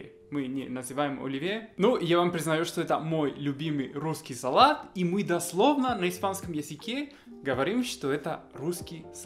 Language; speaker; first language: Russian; non-native, fluent; Spanish